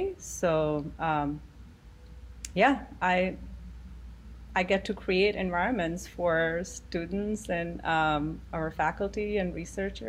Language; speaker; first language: English; non-native, local second language; Gujarati